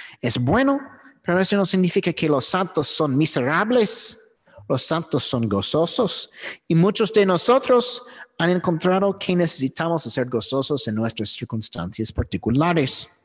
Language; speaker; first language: Spanish; non-native, fluent; English